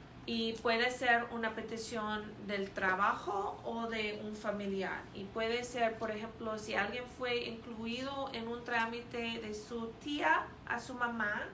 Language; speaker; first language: Spanish; non-native, fluent; English